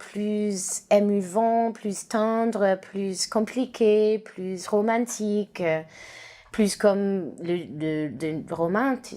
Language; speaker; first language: French; non-native, learner; English